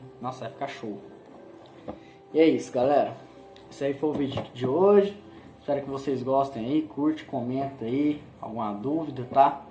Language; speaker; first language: Portuguese; native; Portuguese